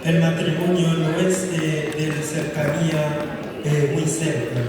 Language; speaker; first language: Spanish; non-native, fluent; Haitian Creole